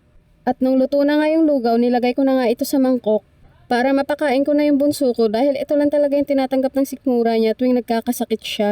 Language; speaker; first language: Filipino; native; Filipino